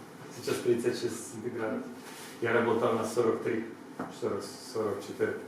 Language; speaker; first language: Russian; non-native, learner; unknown